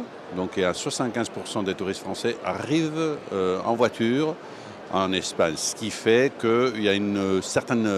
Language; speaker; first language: French; non-native, fluent; Spanish